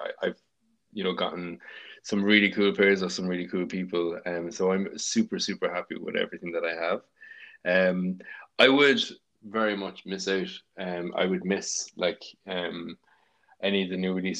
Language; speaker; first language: English; native; English